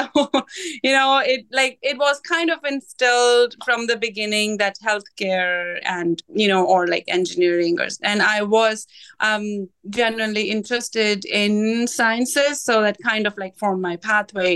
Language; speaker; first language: English; non-native, local second language; Punjabi